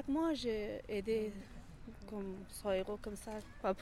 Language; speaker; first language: French; non-native, learner; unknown